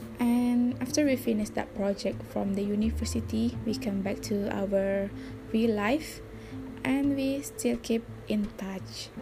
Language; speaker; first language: English; non-native, learner; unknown